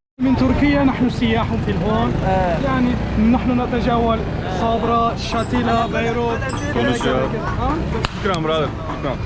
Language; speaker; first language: Arabic; non-native, fluent; Turkish